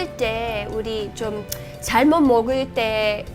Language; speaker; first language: Korean; non-native, fluent; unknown